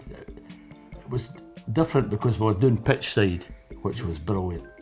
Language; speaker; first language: English; native; English